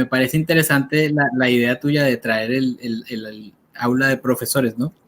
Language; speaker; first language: Spanish; native; Spanish